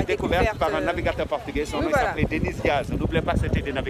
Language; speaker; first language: French; non-native, local second language; Wolof